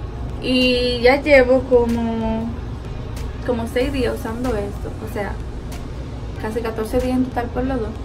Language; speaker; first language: Spanish; early bilingual, heritage; Spanish